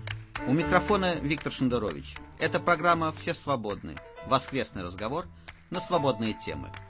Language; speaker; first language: Russian; native; Russian